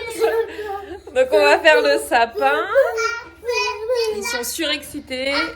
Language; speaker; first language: French; native; French